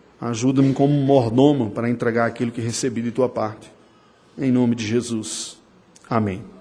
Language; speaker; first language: Portuguese; native; Portuguese